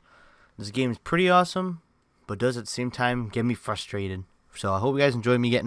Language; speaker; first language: English; native; English